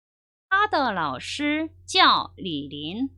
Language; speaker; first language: Chinese; non-native, fluent; Korean